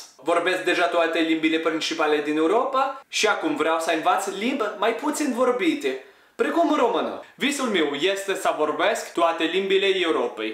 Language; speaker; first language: Romanian; non-native, learner; French